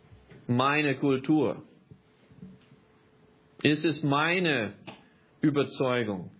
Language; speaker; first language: German; non-native, fluent; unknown